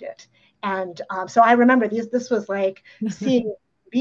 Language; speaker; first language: English; early bilingual, other home language; Ukrainian